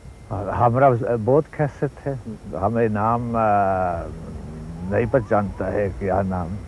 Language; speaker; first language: Hindi; non-native, learner; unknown